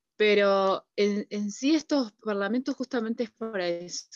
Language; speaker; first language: Spanish; non-native, local second language; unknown